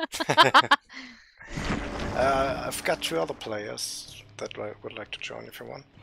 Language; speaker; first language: English; non-native, fluent; German